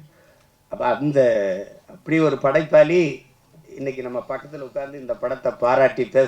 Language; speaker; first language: Tamil; native; Tamil